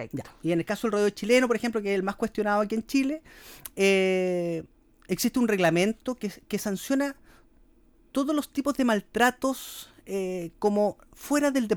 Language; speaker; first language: Spanish; native; Spanish